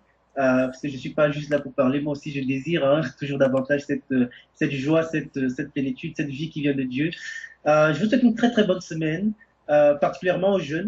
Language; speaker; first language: French; native; French